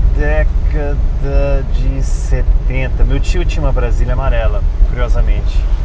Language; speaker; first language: Portuguese; early bilingual, other home language; English